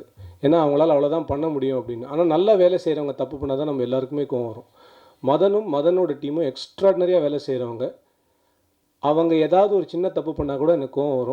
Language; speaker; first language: Tamil; native; Tamil